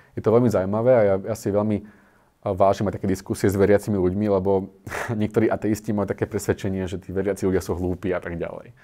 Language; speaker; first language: Slovak; native; Slovak